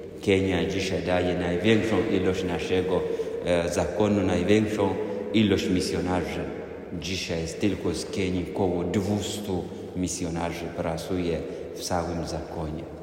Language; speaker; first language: Polish; non-native, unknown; Amharic